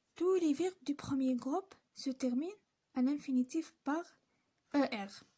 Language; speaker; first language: French; non-native, local second language; Arabic